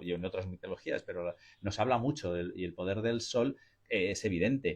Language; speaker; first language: Spanish; native; Spanish